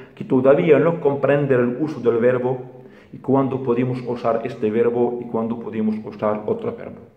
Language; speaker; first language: Spanish; non-native, fluent; Arabic